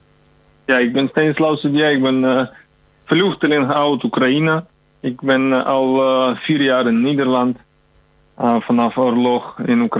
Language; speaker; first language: Dutch; non-native, learner; Ukrainian